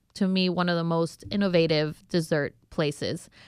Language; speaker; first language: English; non-native, fluent; Spanish